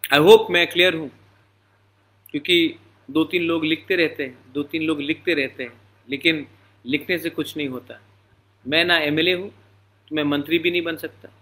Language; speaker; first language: Hindi; non-native, local second language; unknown